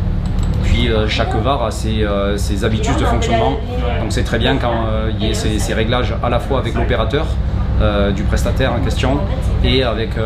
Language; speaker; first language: French; native; French